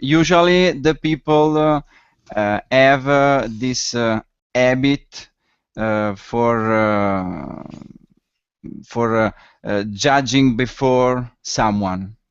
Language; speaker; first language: English; non-native, learner; Italian